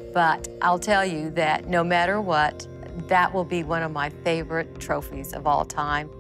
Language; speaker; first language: English; native; English